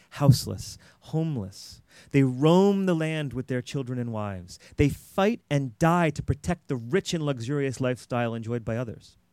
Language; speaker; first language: English; native; English